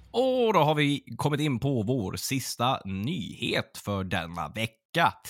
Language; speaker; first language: Swedish; native; Swedish